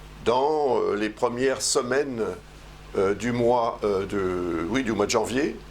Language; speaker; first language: French; native; French